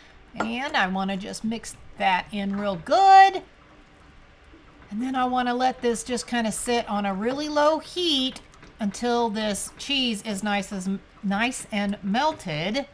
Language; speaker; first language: English; native; English